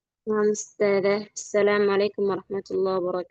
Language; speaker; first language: Arabic; non-native, learner; Indonesian